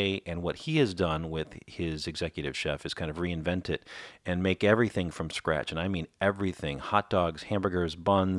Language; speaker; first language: English; native; English